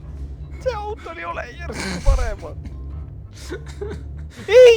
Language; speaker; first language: Estonian; native; Estonian